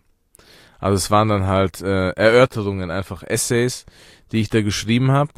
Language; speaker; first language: German; early bilingual, other home language; Persian